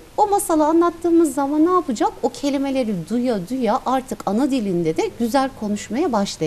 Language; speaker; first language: Turkish; native; Turkish